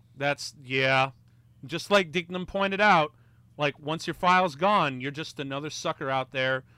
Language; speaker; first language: English; native; English